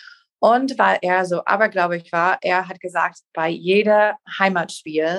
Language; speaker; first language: German; non-native, fluent; English